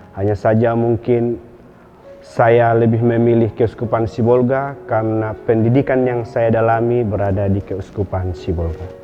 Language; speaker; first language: Indonesian; non-native, local second language; Batak Toba